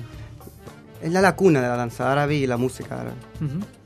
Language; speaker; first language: Spanish; non-native, fluent; Arabic